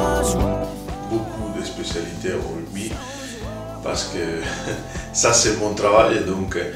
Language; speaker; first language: French; non-native, fluent; Italian